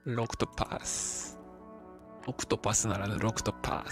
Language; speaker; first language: Japanese; native; Japanese